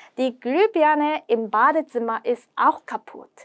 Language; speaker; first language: German; non-native, fluent; Korean